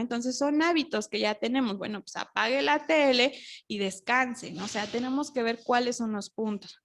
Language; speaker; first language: Spanish; native; Spanish